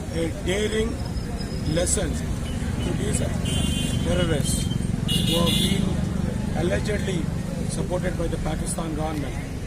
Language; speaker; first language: English; non-native, local second language; Telugu